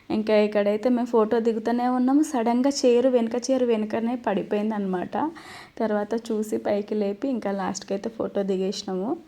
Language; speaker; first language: Telugu; native; Telugu